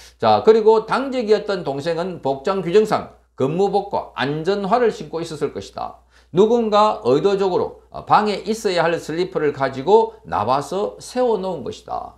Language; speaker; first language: Korean; native; Korean